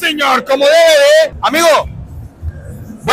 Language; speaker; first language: Spanish; native; Spanish